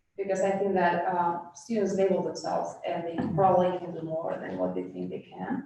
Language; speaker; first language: English; non-native, fluent; Spanish